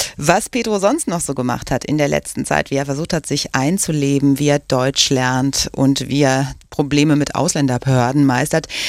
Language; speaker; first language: German; native; German